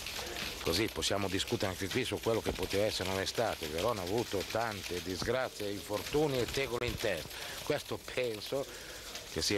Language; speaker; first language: Italian; native; Italian